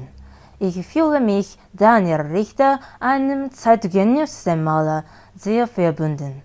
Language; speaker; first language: German; non-native, learner; Japanese